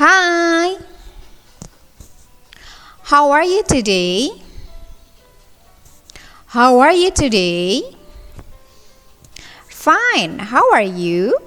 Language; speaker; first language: English; non-native, fluent; Indonesian